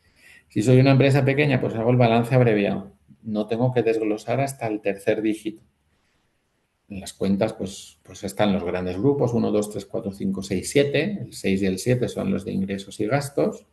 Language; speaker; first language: Spanish; native; Spanish